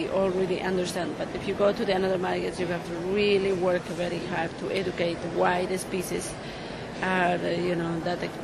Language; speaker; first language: English; non-native, learner; Spanish